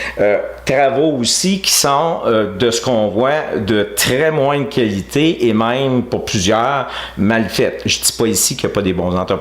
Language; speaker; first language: French; native; French